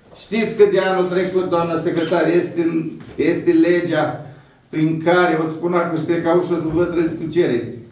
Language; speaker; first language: Romanian; native; Romanian